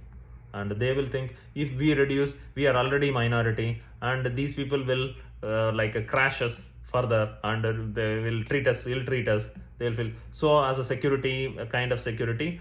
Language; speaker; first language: English; non-native, local second language; Tamil